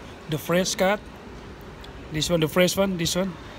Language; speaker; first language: English; non-native, learner; Indonesian